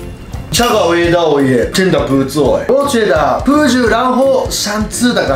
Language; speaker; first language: Chinese; non-native, learner; Japanese